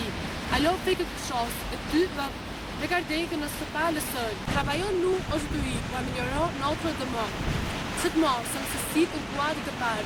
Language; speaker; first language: French; non-native, learner; Albanian